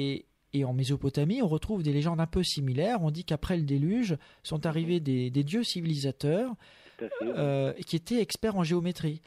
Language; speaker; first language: French; native; French